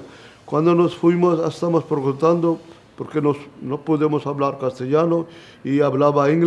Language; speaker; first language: Spanish; non-native, learner; Punjabi